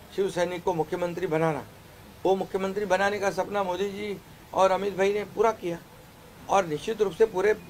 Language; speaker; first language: Hindi; non-native, local second language; Marathi